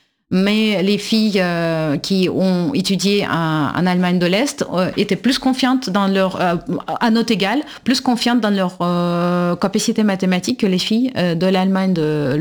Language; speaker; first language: French; non-native, fluent; Russian